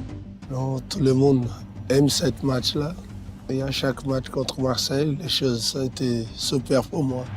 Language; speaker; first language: French; non-native, fluent; Portuguese